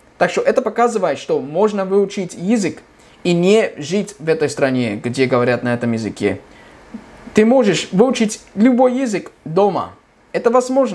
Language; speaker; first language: Russian; non-native, fluent; English